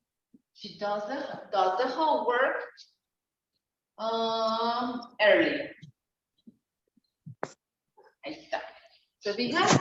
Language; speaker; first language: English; non-native, learner; Spanish